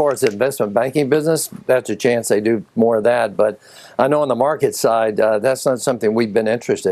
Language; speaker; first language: English; native; English